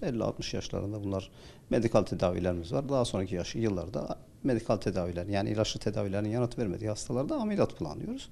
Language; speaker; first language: Turkish; native; Turkish